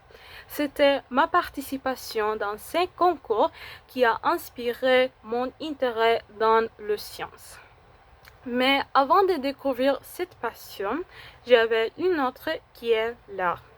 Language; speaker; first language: French; non-native, fluent; Spanish